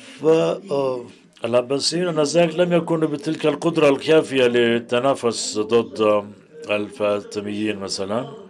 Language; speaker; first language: Arabic; non-native, fluent; Turkish